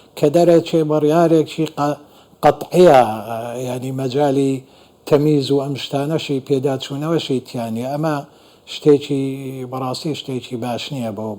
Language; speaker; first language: Central Kurdish; non-native, local second language; Assyrian Neo-Aramaic